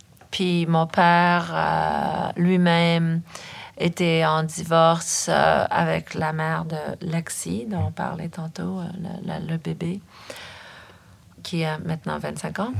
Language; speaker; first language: French; early bilingual, other home language; English